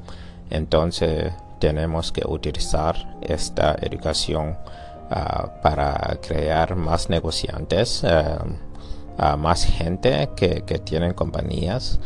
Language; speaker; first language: Spanish; non-native, learner; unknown